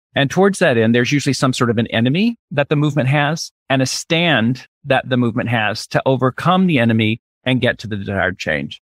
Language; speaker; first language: English; native; English